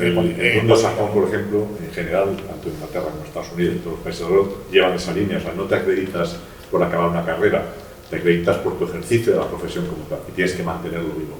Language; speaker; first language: Spanish; native; Spanish